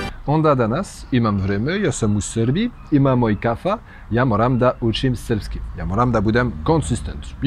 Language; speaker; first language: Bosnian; non-native, learner; French